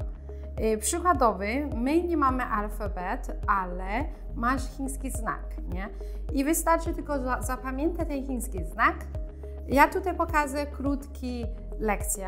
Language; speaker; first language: Polish; non-native, learner; Chinese